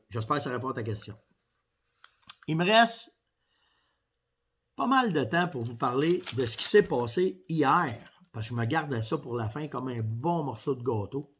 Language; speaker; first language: French; native; French